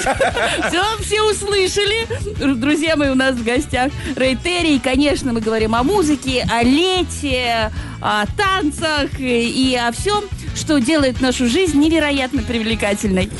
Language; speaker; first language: Russian; native; Russian